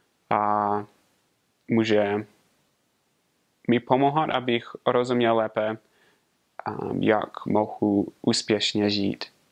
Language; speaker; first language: Czech; non-native, fluent; English